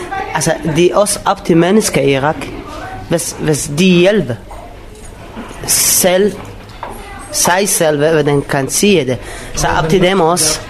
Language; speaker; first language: Danish; non-native, learner; Arabic